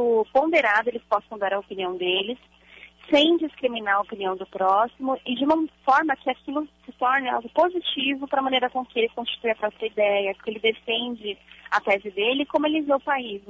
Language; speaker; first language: Portuguese; native; Portuguese